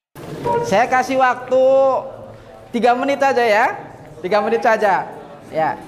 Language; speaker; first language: Indonesian; native; Indonesian